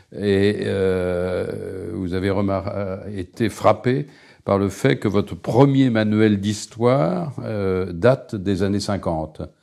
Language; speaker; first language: French; native; French